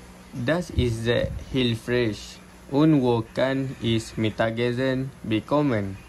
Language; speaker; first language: German; non-native, learner; Malay